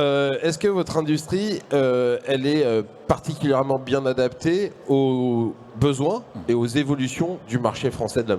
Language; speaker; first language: French; native; French